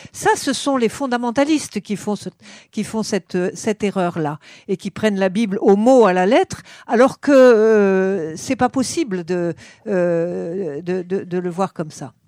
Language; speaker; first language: French; native; French